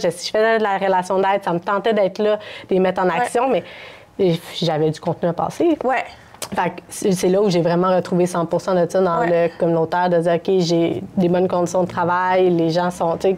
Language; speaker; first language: French; native; French